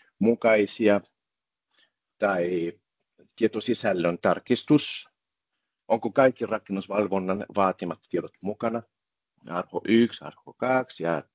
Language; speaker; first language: Finnish; non-native, fluent; Spanish